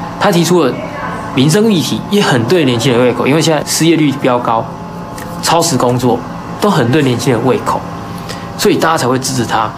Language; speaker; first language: Chinese; native; Chinese